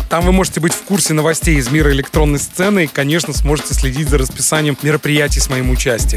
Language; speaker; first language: Russian; native; Russian